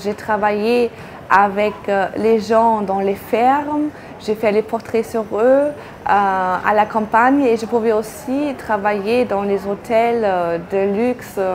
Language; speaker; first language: French; non-native, fluent; German